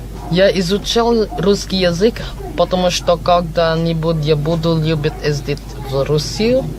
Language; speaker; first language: Russian; non-native, learner; Filipino